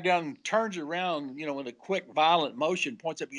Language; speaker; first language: English; native; English